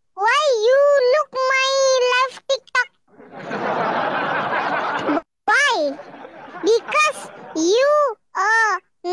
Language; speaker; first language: English; non-native, learner; Indonesian